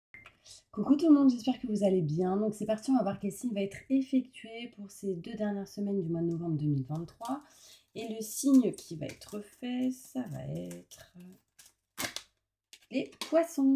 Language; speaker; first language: French; native; French